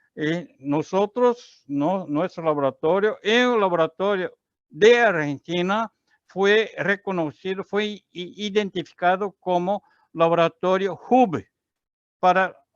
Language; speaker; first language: Spanish; non-native, learner; Portuguese